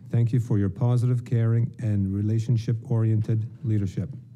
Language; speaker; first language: English; non-native, local second language; French